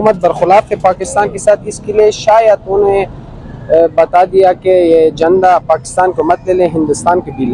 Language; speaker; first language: Hindi; non-native, local second language; Pashto